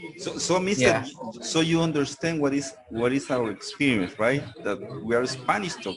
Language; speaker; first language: English; non-native, fluent; Spanish